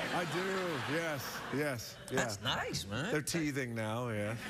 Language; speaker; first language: English; native; English